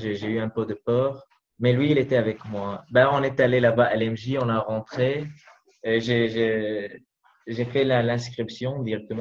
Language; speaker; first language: French; non-native, learner; Arabic